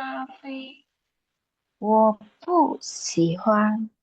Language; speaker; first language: Chinese; non-native, learner; Indonesian